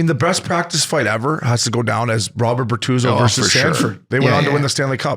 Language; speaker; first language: English; native; English